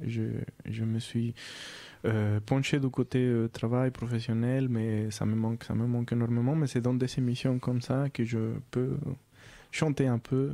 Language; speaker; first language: French; non-native, fluent; Spanish